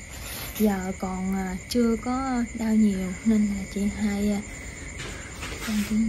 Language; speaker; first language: Vietnamese; native; Vietnamese